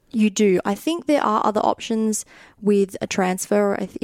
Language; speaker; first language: English; native; English